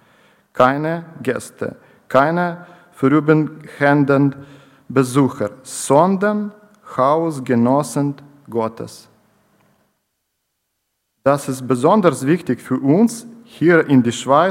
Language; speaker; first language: German; non-native, learner; Ukrainian